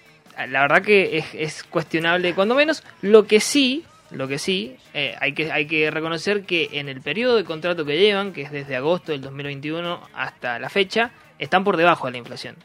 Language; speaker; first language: Spanish; native; Spanish